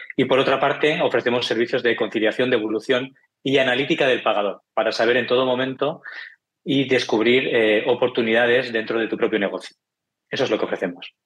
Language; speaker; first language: Spanish; native; Spanish